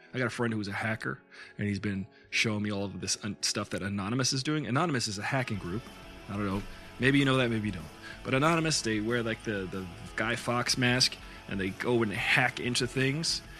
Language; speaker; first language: English; native; English